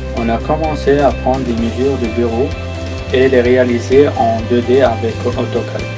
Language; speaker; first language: French; non-native, local second language; Arabic